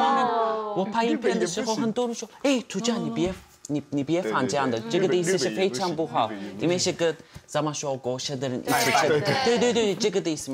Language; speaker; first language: Chinese; non-native, fluent; Turkish